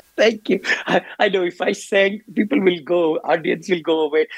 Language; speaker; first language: English; non-native, local second language; Hindi